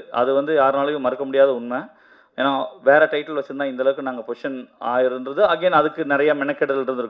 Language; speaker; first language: Tamil; native; Tamil